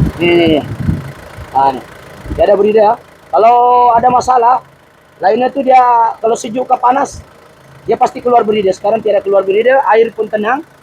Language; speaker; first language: Malay; native; Malay